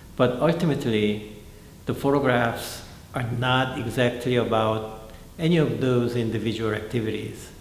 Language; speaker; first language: English; non-native, fluent; Korean